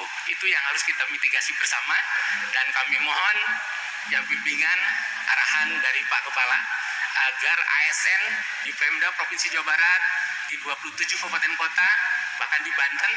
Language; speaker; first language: Indonesian; non-native, local second language; Sundanese